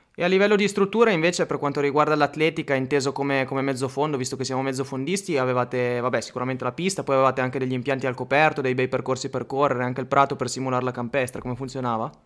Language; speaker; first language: Italian; native; Italian